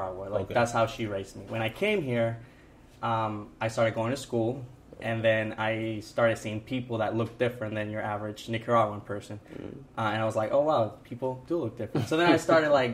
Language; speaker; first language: English; non-native, fluent; Spanish